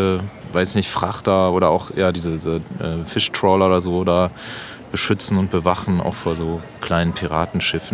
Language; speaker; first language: German; native; German